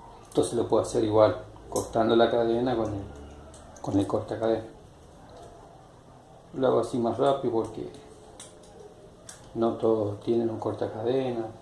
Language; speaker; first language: Spanish; native; Spanish